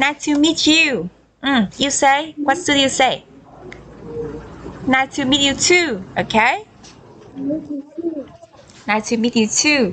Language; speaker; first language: English; non-native, learner; Vietnamese